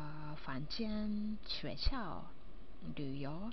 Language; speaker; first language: Chinese; non-native, learner; Japanese